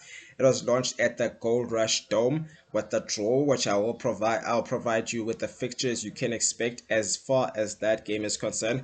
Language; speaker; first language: English; non-native, local second language; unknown